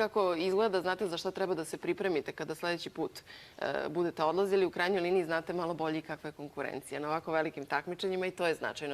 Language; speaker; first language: Bosnian; native; Bosnian